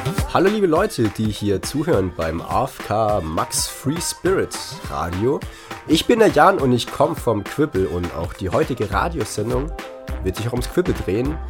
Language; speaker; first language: German; native; German